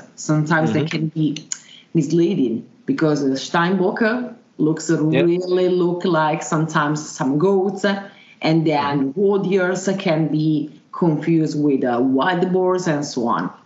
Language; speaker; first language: English; non-native, fluent; Italian